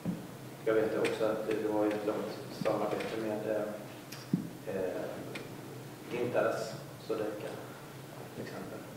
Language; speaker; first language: Swedish; native; Swedish